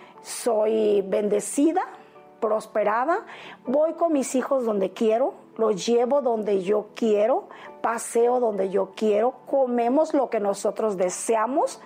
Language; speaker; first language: Spanish; native; Spanish